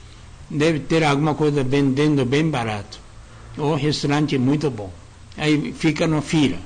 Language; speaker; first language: Portuguese; non-native, learner; Japanese